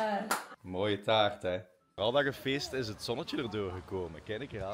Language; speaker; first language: Dutch; native; Dutch